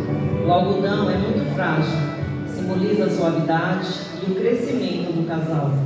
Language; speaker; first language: Portuguese; native; Portuguese